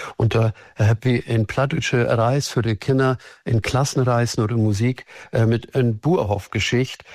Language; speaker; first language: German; native; German